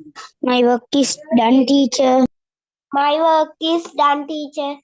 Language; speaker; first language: English; non-native, learner; Sinhala